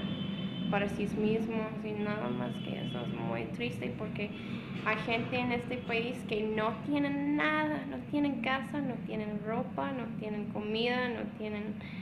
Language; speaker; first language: Spanish; non-native, fluent; English